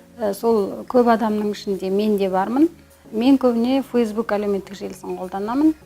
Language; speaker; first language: Kazakh; native; Kazakh